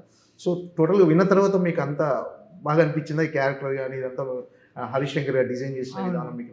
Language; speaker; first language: Telugu; native; Telugu